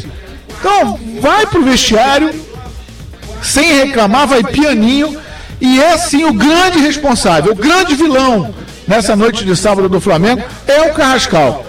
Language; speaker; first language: Portuguese; native; Portuguese